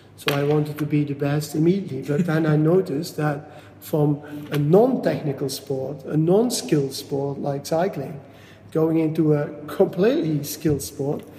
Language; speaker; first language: English; non-native, fluent; Dutch